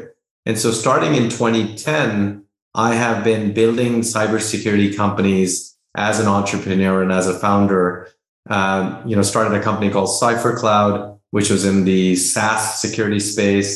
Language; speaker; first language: English; non-native, local second language; Hindi